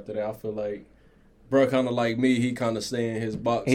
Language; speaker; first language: English; native; English